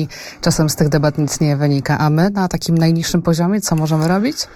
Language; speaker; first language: Polish; native; Polish